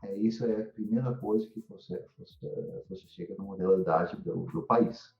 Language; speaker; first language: Portuguese; non-native, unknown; Dutch